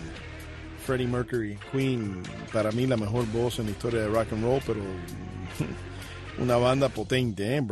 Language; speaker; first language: Spanish; native; Spanish